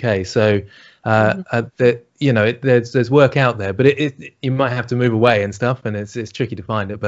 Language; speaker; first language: English; native; English